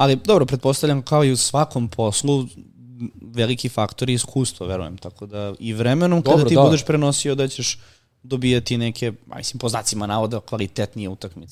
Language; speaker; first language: Serbian; native; Serbian